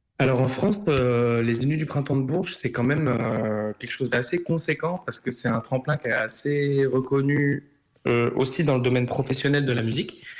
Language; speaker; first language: French; early bilingual, other home language; Turkish